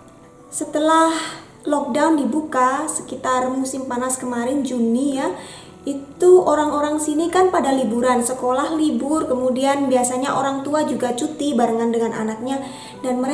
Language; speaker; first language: Indonesian; native; Indonesian